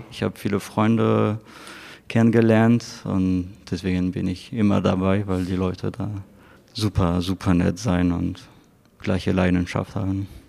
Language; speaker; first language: German; non-native, fluent; French